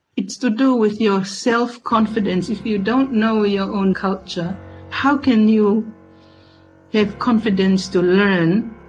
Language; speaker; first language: English; non-native, fluent; Tongan